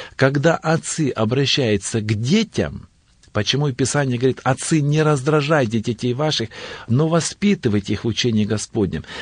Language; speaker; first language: Russian; native; Russian